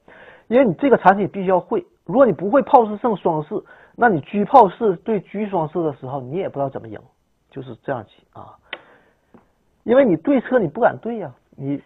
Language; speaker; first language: Chinese; native; Chinese